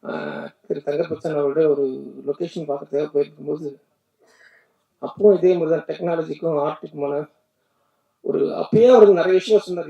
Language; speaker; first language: Tamil; native; Tamil